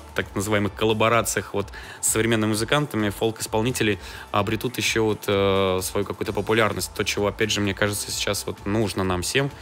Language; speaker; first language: Russian; native; Russian